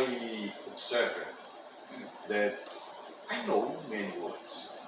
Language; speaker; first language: English; non-native, learner; Portuguese